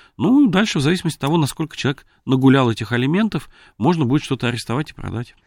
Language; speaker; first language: Russian; native; Russian